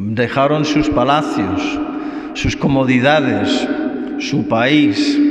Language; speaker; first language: Spanish; non-native, fluent; English